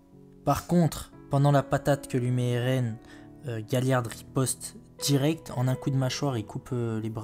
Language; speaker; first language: French; native; French